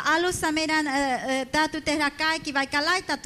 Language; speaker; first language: Finnish; non-native, fluent; Spanish